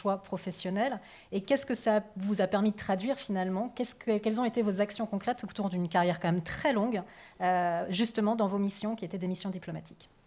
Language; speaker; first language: French; native; French